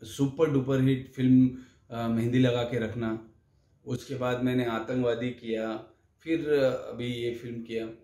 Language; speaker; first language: Hindi; native; Hindi